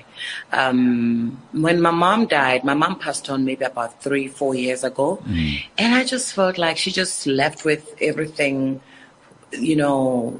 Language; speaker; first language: English; non-native, local second language; Northern Sotho